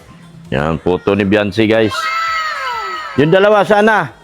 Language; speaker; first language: Filipino; native; Filipino